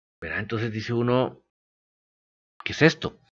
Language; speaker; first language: Spanish; native; Spanish